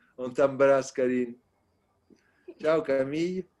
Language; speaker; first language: French; non-native, learner; Italian